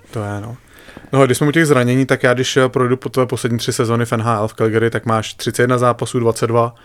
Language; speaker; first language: Czech; native; Czech